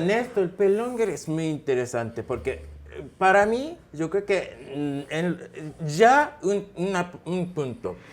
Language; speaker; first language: Spanish; non-native, fluent; Japanese